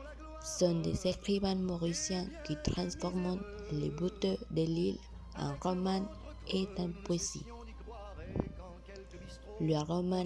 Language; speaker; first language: French; non-native, learner; Spanish